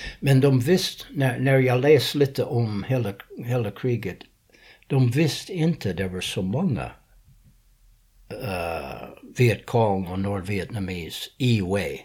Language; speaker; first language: Swedish; non-native, fluent; English